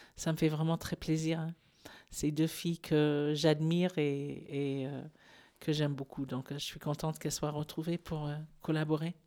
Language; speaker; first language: French; non-native, fluent; English